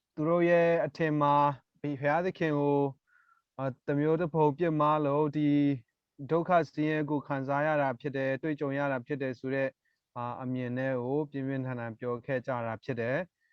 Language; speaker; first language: Burmese; non-native, local second language; Tedim Chin